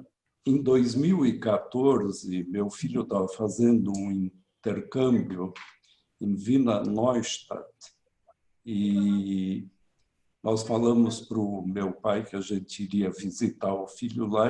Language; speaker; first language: Portuguese; early bilingual, other home language; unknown